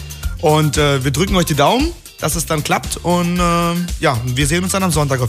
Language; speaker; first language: German; native; German